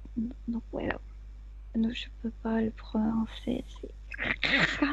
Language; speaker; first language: French; non-native, fluent; Spanish